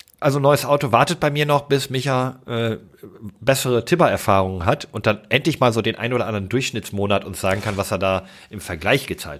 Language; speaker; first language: German; native; German